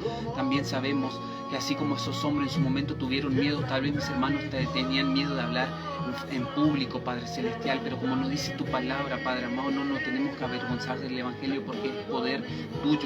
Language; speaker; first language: Spanish; native; Spanish